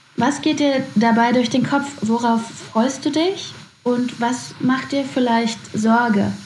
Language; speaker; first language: German; native; German